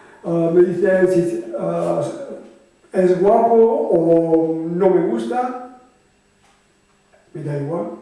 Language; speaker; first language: Spanish; non-native, fluent; French